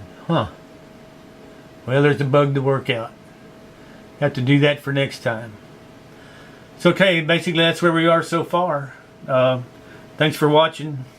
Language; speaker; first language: English; native; English